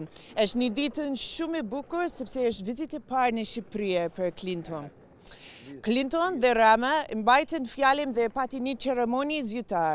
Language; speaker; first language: Albanian; non-native, learner; English